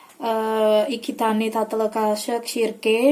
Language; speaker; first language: Turkish; non-native, learner; Indonesian